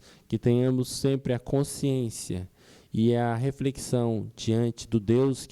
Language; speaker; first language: Portuguese; native; Portuguese